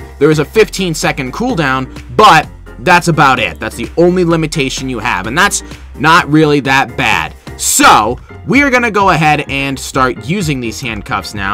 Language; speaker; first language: English; native; English